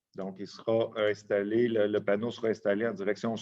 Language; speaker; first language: French; native; French